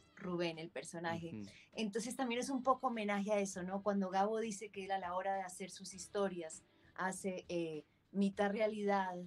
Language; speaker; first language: Spanish; native; Spanish